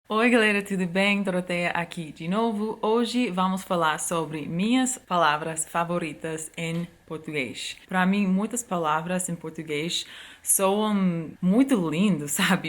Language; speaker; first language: Portuguese; non-native, fluent; English